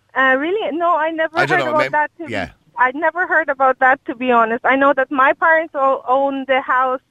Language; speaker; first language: English; non-native, fluent; Polish